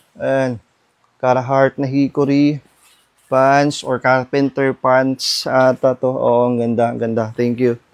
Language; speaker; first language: Filipino; non-native, local second language; Iloko